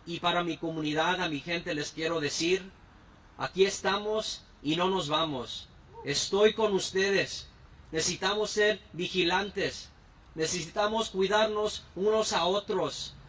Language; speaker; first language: Spanish; early bilingual, heritage; Spanish